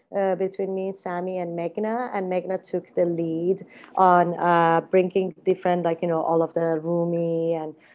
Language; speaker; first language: English; non-native, fluent; Persian